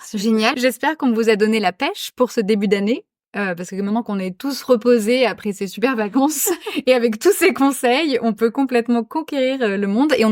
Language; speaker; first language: French; native; French